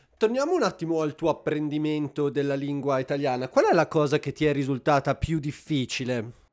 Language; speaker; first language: Italian; native; Italian